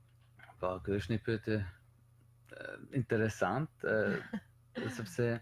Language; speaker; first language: Albanian; non-native, learner; German